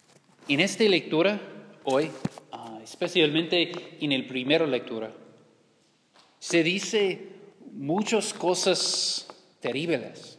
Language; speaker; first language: Spanish; non-native, learner; English